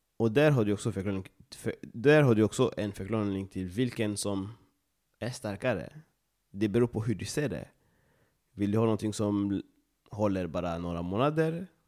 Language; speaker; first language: Swedish; non-native, fluent; Lingala